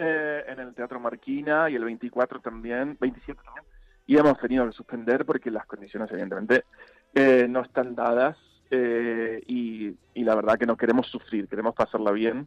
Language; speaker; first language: Spanish; native; Spanish